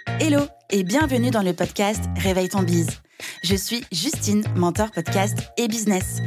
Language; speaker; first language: French; native; French